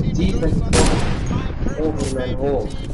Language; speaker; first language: Dutch; native; Dutch